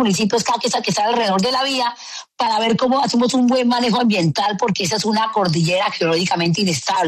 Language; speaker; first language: Spanish; native; Spanish